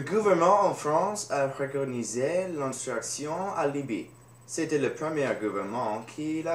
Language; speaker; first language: French; non-native, learner; English